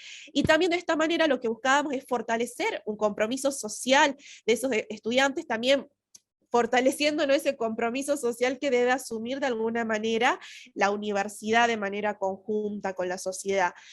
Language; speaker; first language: Spanish; native; Spanish